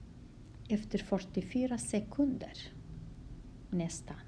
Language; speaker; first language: Swedish; non-native, fluent; Kurdish